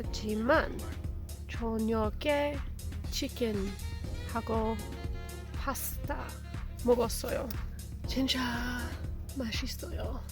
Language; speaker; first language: Korean; non-native, learner; English